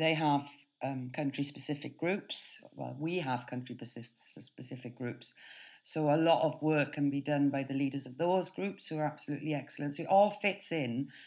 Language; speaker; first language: English; native; English